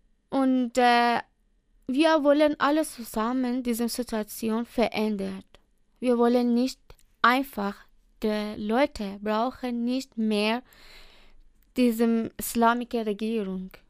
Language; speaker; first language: German; non-native, learner; Persian